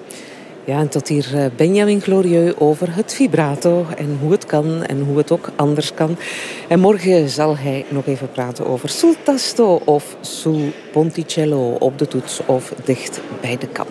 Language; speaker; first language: Dutch; native; Dutch